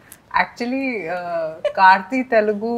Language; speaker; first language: Telugu; non-native, fluent; Hindi